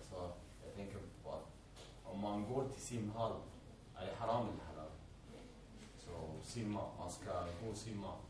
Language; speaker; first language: Swedish; non-native, learner; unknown